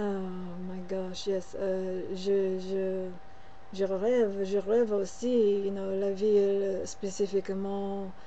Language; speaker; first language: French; non-native, learner; English